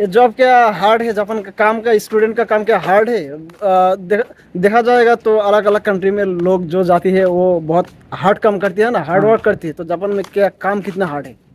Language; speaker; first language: Hindi; non-native, fluent; Bangla